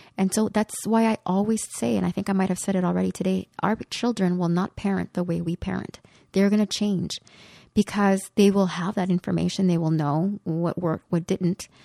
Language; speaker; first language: English; early bilingual, other home language; Spanish